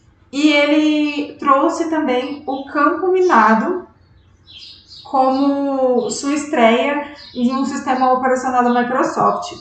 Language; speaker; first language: Portuguese; native; Portuguese